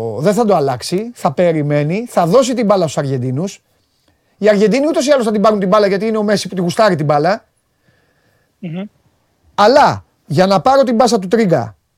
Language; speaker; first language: Greek; native; Greek